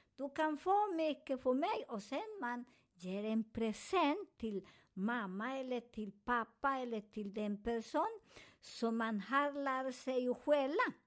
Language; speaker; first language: Swedish; non-native, learner; Spanish